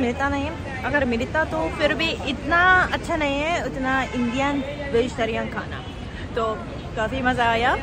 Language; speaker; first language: Hindi; non-native, fluent; Japanese